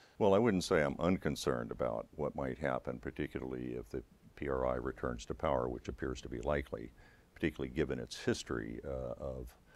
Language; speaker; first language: English; native; English